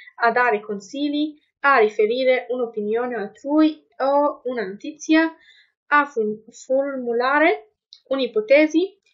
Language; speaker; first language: Italian; non-native, fluent; Arabic